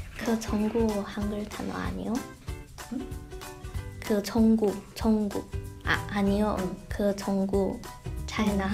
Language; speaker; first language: Korean; non-native, learner; Chinese